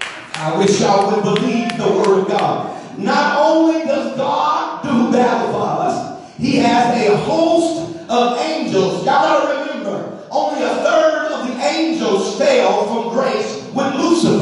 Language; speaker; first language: English; native; English